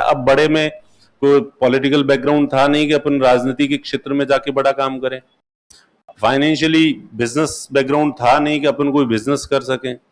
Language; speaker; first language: Hindi; non-native, local second language; Marwari